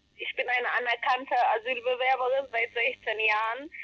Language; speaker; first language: German; non-native, fluent; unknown